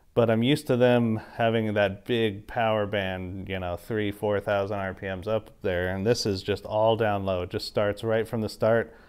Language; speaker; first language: English; native; English